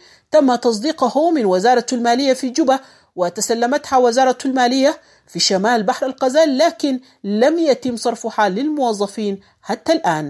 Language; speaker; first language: Arabic; native; Arabic